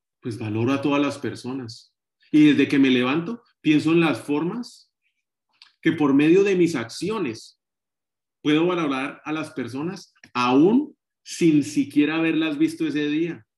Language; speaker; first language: Spanish; native; Spanish